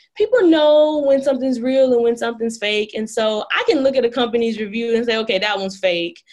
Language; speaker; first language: English; native; English